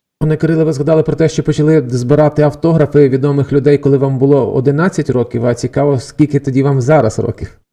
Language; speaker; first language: Ukrainian; native; Ukrainian